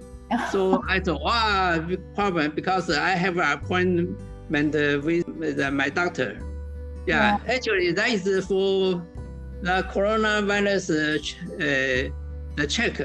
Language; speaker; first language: English; non-native, learner; Chinese